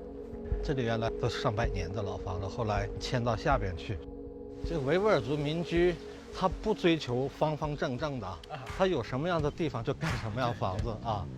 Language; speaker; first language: Chinese; native; Chinese